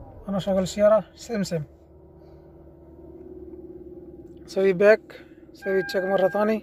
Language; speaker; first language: Arabic; non-native, learner; Urdu